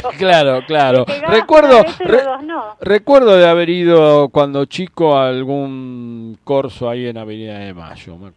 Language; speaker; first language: Spanish; native; Spanish